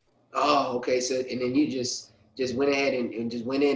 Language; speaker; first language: English; native; English